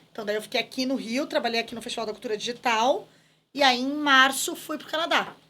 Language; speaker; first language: Portuguese; native; Portuguese